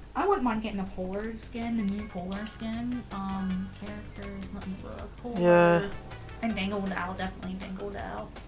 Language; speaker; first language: English; native; English